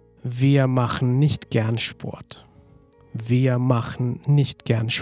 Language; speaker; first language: German; non-native, fluent; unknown